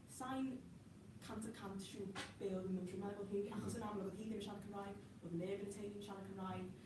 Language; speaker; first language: Welsh; non-native, local second language; English